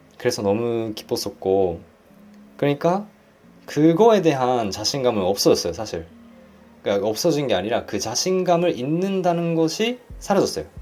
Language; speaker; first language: Korean; non-native, fluent; Japanese